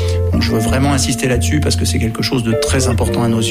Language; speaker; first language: French; native; French